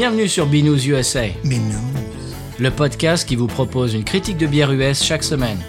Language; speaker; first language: French; native; French